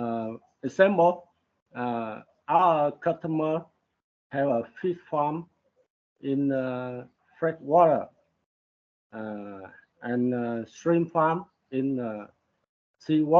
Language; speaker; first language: English; non-native, learner; Vietnamese